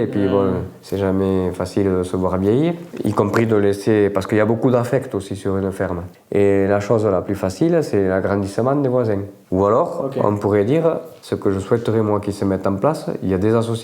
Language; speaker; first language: French; native; French